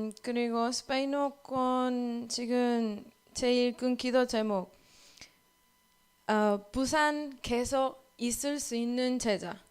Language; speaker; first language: Korean; non-native, learner; Spanish